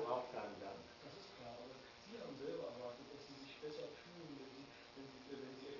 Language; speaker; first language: German; native; German